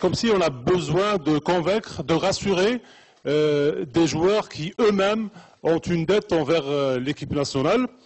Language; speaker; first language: French; non-native, local second language; Arabic